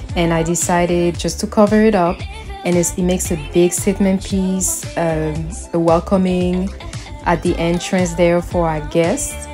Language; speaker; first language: English; non-native, fluent; French